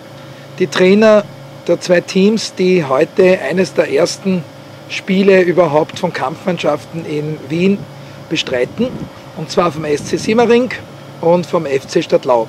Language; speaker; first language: German; native; German